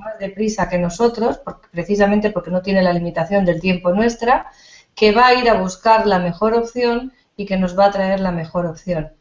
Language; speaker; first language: Spanish; native; Spanish